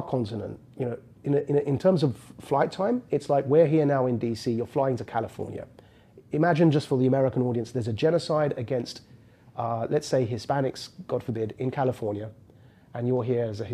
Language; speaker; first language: English; native; English